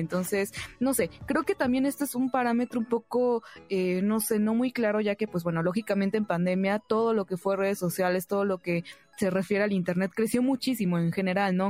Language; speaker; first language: Spanish; native; Spanish